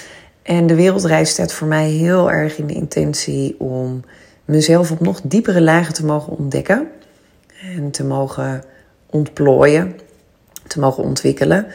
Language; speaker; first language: Dutch; native; Dutch